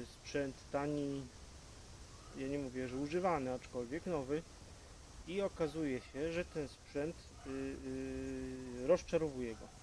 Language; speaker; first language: Polish; native; Polish